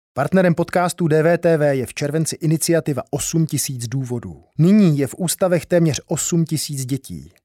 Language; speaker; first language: Czech; native; Czech